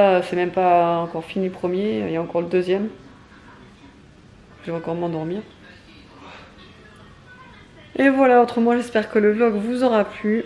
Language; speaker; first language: French; native; French